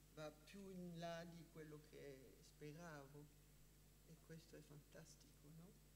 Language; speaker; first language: Italian; non-native, fluent; French